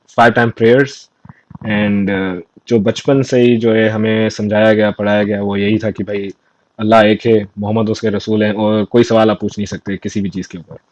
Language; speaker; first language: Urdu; non-native, local second language; Sindhi